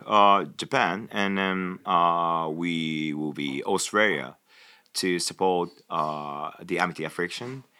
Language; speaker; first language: English; non-native, fluent; Japanese